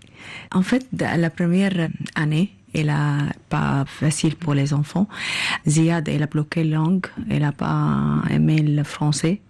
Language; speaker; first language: French; non-native, learner; Arabic